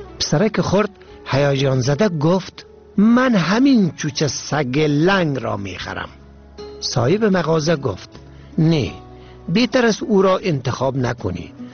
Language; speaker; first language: Persian; native; Persian